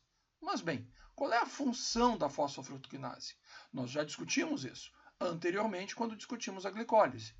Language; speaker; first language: Portuguese; native; Portuguese